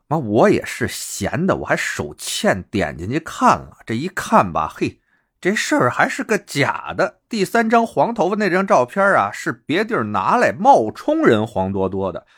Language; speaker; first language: Chinese; native; Chinese